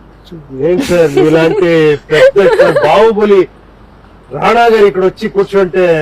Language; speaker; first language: Telugu; non-native, learner; Kannada